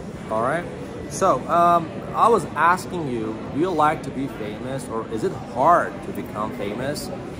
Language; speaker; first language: English; non-native, fluent; Persian